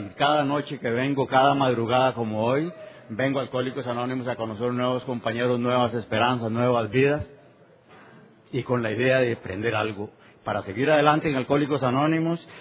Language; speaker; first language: Spanish; native; Spanish